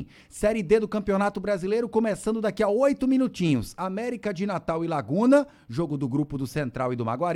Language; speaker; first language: Portuguese; native; Portuguese